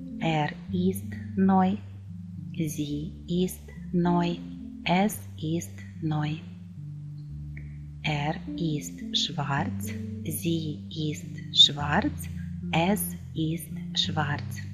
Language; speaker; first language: German; non-native, fluent; Ukrainian